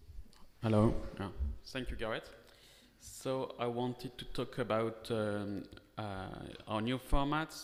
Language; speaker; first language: English; non-native, fluent; French